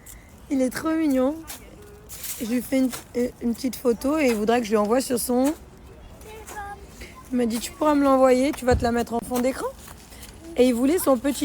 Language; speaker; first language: French; native; French